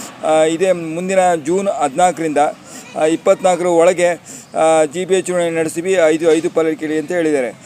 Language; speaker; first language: Kannada; native; Kannada